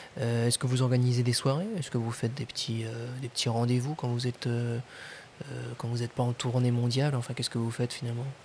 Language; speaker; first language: French; native; French